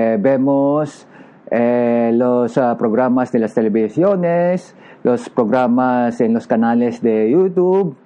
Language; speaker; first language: Spanish; non-native, learner; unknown